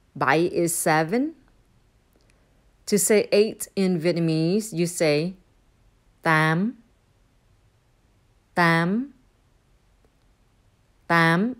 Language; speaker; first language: English; non-native, fluent; Vietnamese